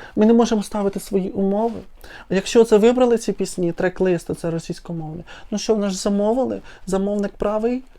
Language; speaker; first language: Ukrainian; non-native, local second language; Russian